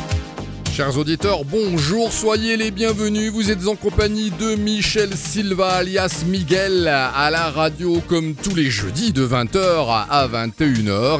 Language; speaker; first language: French; native; French